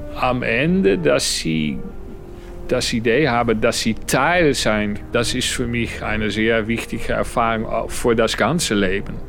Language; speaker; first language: German; non-native, fluent; Dutch